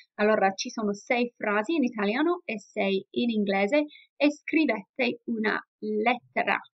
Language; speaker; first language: Italian; non-native, fluent; English